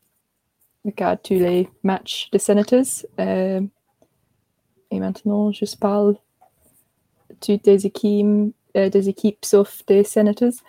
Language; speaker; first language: French; non-native, learner; English